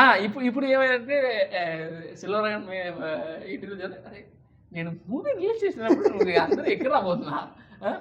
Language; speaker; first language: Telugu; non-native, local second language; Tamil